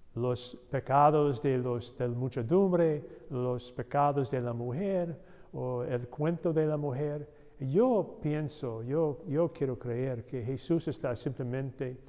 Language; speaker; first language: Spanish; non-native, learner; English